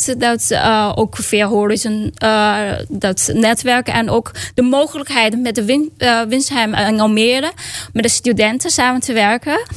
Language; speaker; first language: Dutch; non-native, learner; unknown